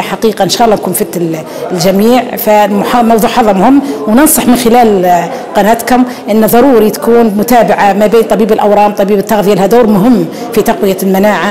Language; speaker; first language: Arabic; native; Arabic